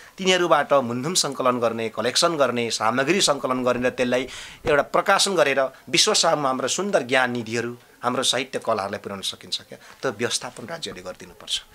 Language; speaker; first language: Nepali; non-native, local second language; Limbu